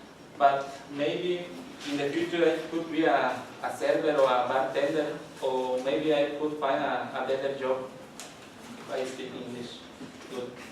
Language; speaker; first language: English; non-native, learner; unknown